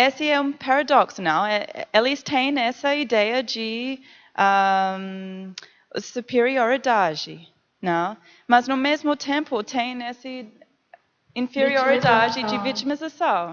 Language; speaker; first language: Portuguese; non-native, learner; English